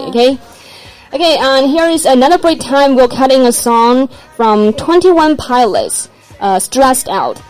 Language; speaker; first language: English; non-native, fluent; Chinese